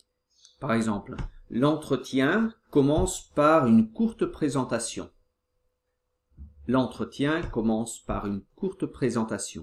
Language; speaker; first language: French; non-native, fluent; Portuguese